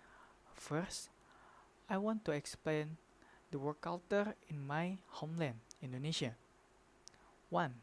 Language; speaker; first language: English; non-native, learner; Indonesian